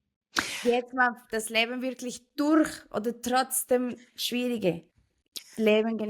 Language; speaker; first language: German; non-native, fluent; Spanish